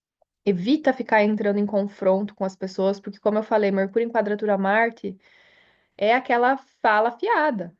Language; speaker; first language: Portuguese; native; Portuguese